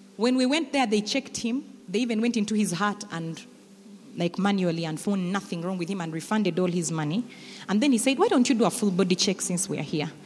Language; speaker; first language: English; non-native, local second language; Ganda